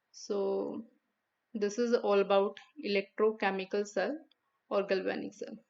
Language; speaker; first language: English; non-native, local second language; Punjabi